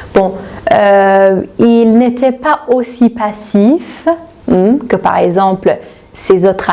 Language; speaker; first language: French; non-native, fluent; Persian